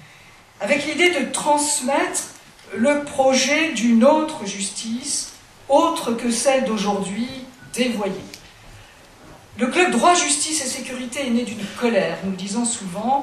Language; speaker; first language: French; native; French